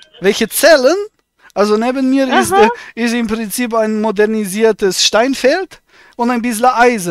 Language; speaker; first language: German; native; German